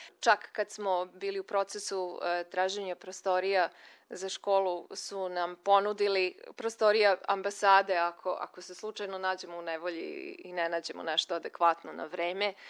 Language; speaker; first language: Serbian; native; Serbian